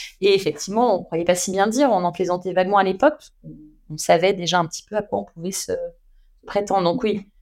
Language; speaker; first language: French; native; French